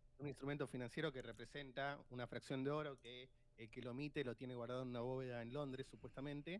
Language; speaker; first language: Spanish; native; Spanish